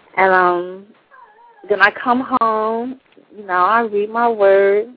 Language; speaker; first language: English; native; English